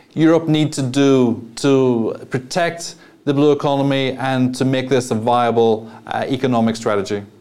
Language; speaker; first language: English; native; English